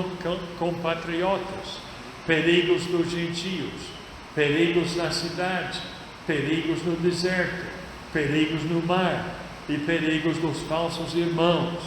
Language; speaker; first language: Portuguese; non-native, fluent; English